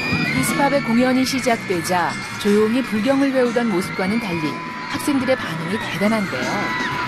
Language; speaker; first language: Korean; native; Korean